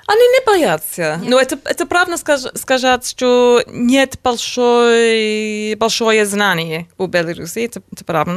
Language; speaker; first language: Russian; non-native, learner; English